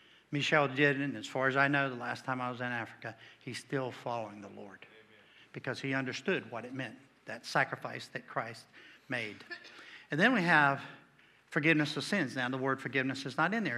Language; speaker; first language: English; native; English